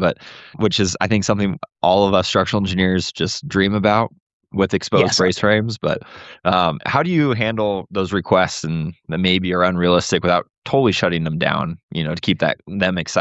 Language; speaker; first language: English; native; English